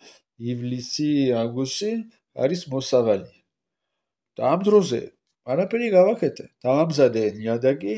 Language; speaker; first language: Georgian; non-native, learner; French